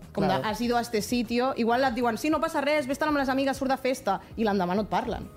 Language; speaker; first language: Catalan; non-native, local second language; Spanish